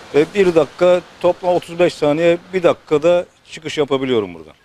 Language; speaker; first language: Turkish; native; Turkish